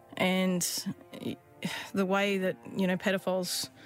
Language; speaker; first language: English; native; English